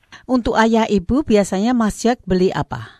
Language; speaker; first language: Indonesian; native; Indonesian